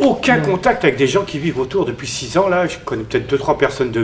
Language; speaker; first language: French; native; French